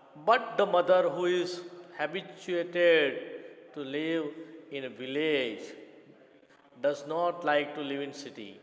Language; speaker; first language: English; non-native, local second language; Gujarati